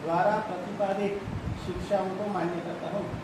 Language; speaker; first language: Hindi; non-native, local second language; Marathi